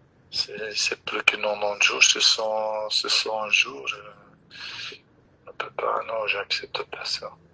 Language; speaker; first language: French; non-native, local second language; Dutch